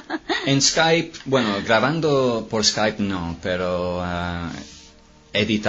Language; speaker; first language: Spanish; non-native, fluent; English